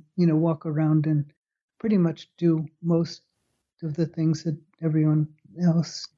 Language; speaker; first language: English; native; English